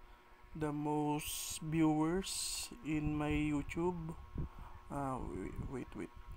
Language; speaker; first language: English; non-native, learner; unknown